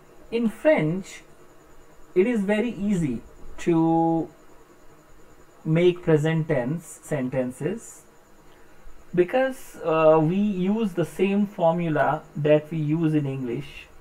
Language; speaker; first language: English; non-native, local second language; Hindi